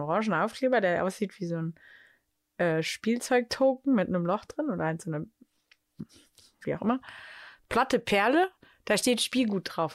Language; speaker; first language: German; native; German